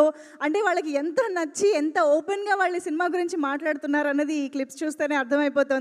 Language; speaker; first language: Telugu; native; Telugu